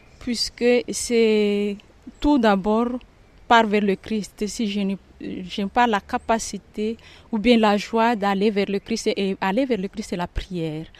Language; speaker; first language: French; non-native, local second language; Malagasy